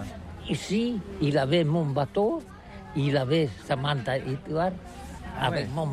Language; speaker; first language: French; non-native, learner; Catalan